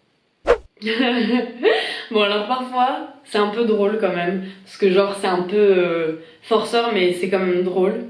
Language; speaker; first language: French; native; French